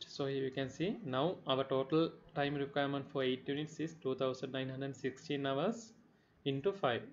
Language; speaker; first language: English; non-native, local second language; Sinhala